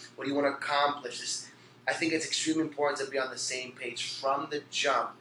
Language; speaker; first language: English; early bilingual, other home language; Spanish